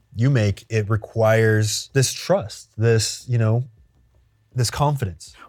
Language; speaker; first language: English; native; English